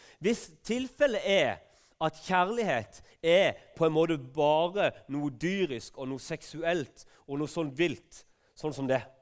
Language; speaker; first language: Norwegian; native; Norwegian